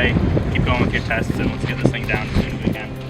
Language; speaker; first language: English; native; English